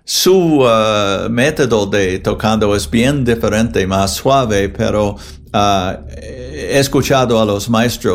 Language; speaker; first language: Spanish; non-native, fluent; English